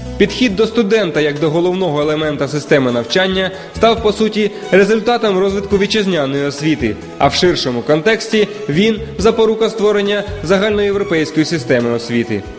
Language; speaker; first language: Ukrainian; native; Ukrainian